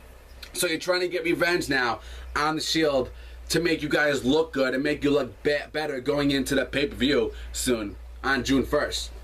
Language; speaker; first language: English; native; English